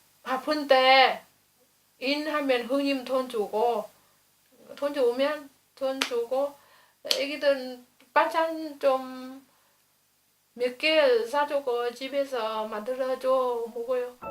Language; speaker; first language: Korean; non-native, learner; Vietnamese